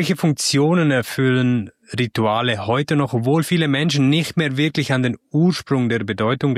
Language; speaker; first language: German; native; German